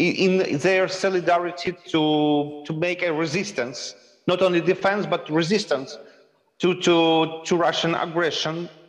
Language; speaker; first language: English; non-native, fluent; Ukrainian